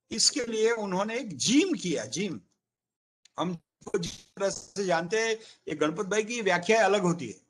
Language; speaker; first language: Hindi; non-native, local second language; Gujarati